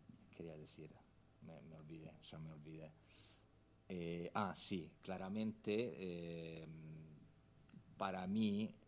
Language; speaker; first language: Spanish; non-native, fluent; Italian